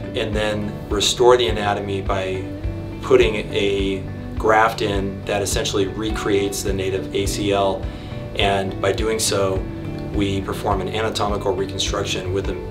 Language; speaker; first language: English; native; English